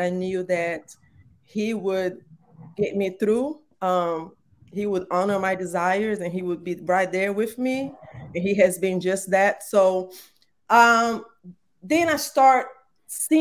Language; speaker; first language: English; non-native, fluent; Portuguese